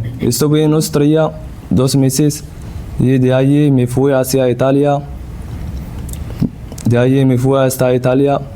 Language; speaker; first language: Spanish; non-native, learner; Central Atlas Tamazight